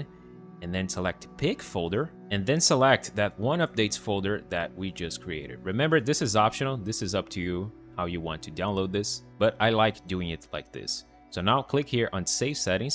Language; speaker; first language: English; non-native, fluent; Portuguese